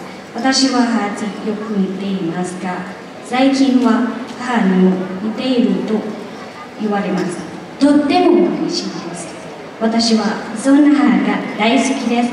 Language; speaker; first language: Japanese; non-native, learner; Thai